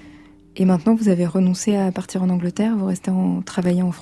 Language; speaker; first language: French; native; French